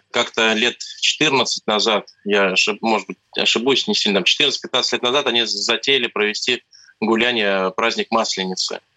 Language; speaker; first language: Russian; native; Russian